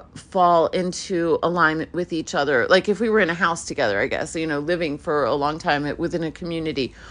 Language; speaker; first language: English; early bilingual, other home language; Hebrew